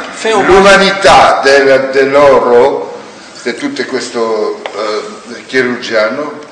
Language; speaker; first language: Italian; non-native, learner; French